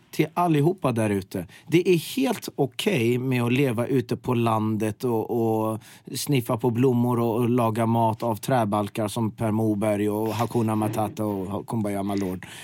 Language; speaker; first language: Swedish; early bilingual, other home language; Persian